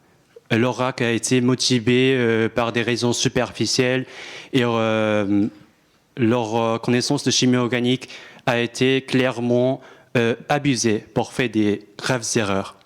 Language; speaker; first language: French; non-native, fluent; Japanese